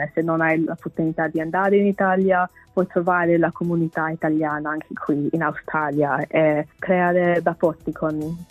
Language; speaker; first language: Italian; non-native, fluent; Bangla